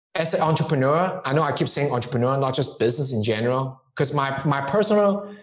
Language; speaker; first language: English; non-native, local second language; Cantonese